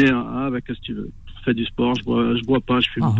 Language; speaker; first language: French; early bilingual, other home language; Arabic